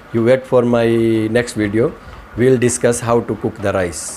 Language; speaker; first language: English; non-native, learner; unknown